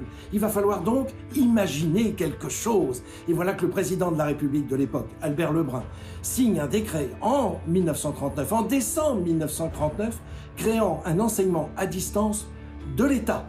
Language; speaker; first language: French; native; French